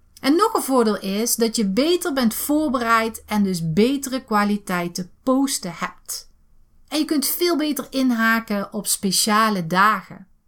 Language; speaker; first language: Dutch; native; Dutch